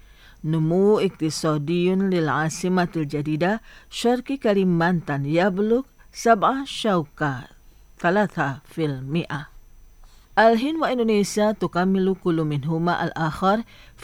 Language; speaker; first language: Arabic; non-native, fluent; Indonesian